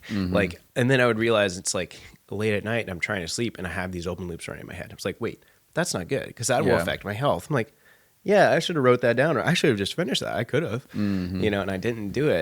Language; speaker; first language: English; native; English